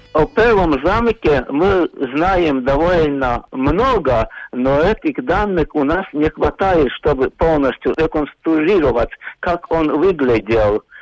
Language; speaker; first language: Russian; non-native, local second language; Latvian